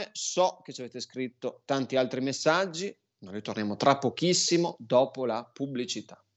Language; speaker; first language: Italian; native; Italian